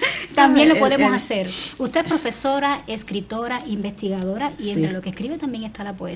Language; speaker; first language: Spanish; native; Spanish